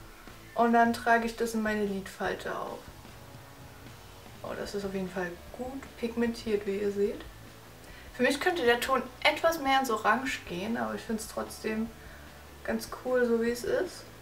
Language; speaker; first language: German; native; German